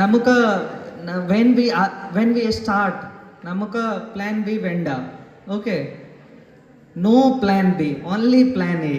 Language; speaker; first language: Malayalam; non-native, learner; Hindi